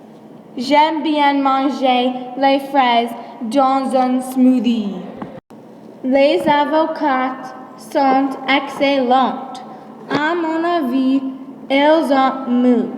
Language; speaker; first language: French; non-native, learner; English